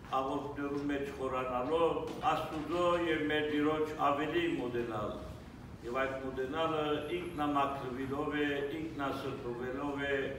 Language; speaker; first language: Armenian; early bilingual, heritage; Armenian